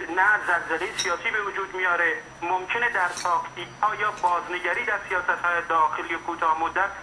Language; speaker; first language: Persian; non-native, local second language; Central Kurdish